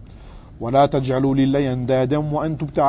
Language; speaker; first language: Arabic; non-native, fluent; French